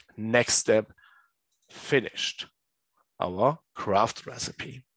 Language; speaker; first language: English; non-native, learner; German